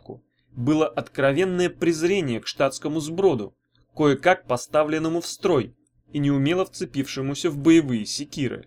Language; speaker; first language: Russian; native; Russian